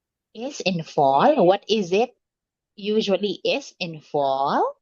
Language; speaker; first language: English; non-native, local second language; Filipino